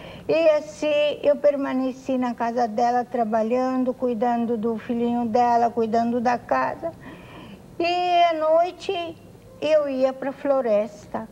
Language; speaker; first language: Portuguese; non-native, fluent; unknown